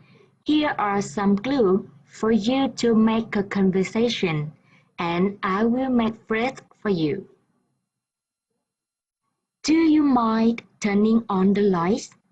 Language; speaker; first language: English; non-native, fluent; Vietnamese